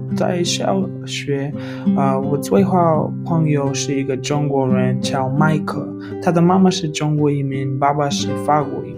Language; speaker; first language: Chinese; non-native, learner; English